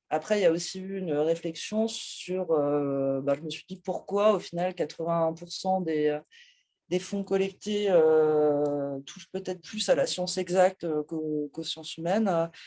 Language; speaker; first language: French; native; French